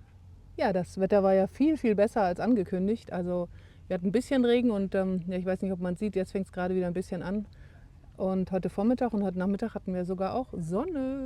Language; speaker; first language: German; native; German